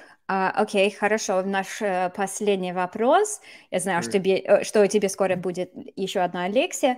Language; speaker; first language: Russian; non-native, fluent; English